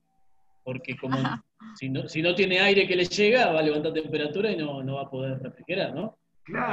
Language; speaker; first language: Spanish; native; Spanish